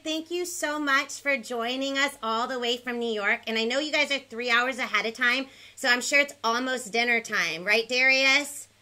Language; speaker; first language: English; early bilingual, other home language; Spanish